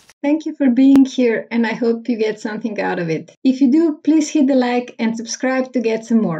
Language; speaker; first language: English; non-native, fluent; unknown